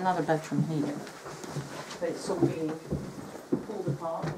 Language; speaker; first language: English; native; English